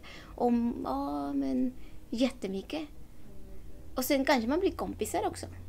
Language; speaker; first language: Swedish; non-native, learner; Spanish